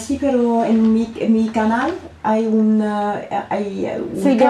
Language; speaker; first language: Spanish; non-native, learner; German